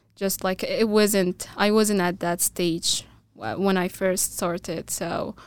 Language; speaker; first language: English; non-native, fluent; Arabic